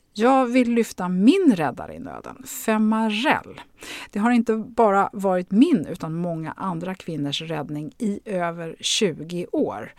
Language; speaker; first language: Swedish; native; Swedish